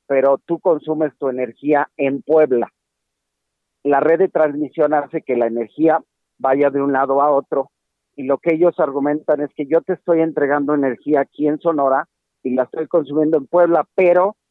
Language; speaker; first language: Spanish; native; Spanish